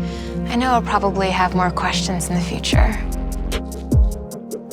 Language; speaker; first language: English; native; English